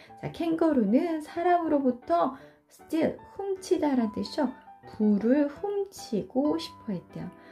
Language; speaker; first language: Korean; native; Korean